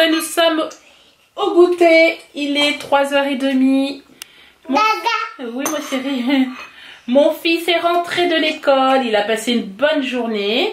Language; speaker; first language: French; native; French